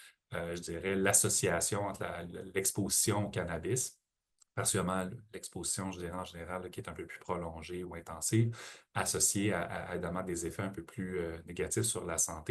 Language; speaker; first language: French; native; French